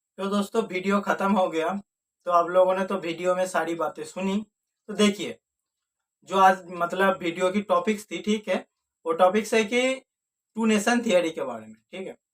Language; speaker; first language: Hindi; native; Hindi